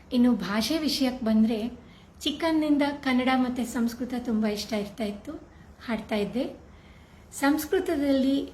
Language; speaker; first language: Kannada; native; Kannada